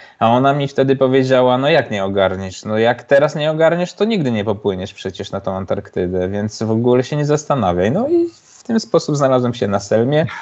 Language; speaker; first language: Polish; native; Polish